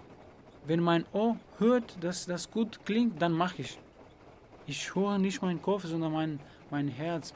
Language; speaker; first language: German; non-native, learner; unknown